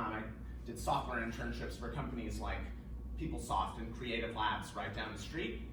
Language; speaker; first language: English; native; English